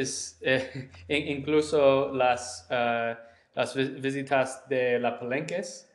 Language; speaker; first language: Spanish; non-native, learner; English